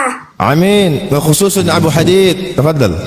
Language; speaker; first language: Arabic; non-native, learner; Indonesian